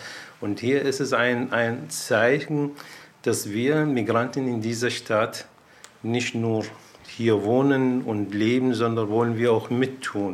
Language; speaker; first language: German; non-native, fluent; Arabic